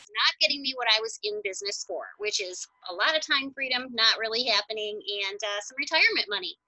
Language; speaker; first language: English; native; English